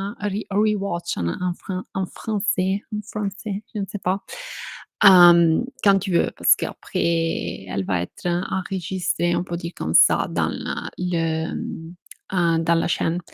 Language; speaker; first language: French; non-native, fluent; Italian